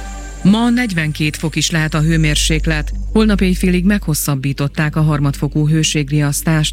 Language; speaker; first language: Hungarian; native; Hungarian